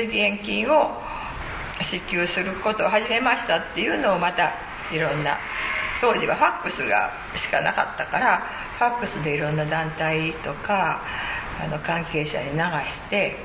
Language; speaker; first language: Japanese; native; Japanese